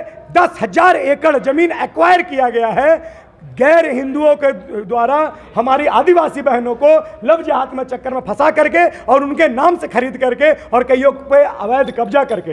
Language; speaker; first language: Hindi; native; Hindi